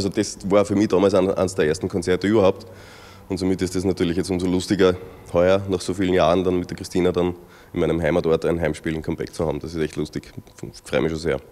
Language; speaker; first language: German; native; German